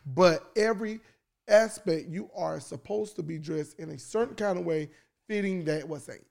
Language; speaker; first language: English; native; English